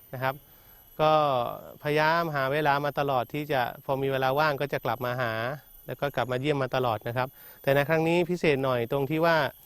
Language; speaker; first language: Thai; non-native, local second language; Malay